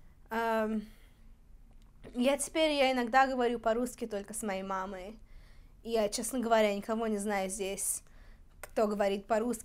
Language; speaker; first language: Russian; early bilingual, heritage; Russian